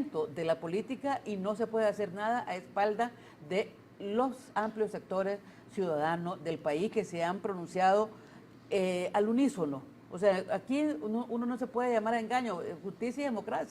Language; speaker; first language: Spanish; native; Spanish